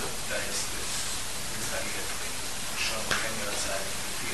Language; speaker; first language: German; non-native, fluent; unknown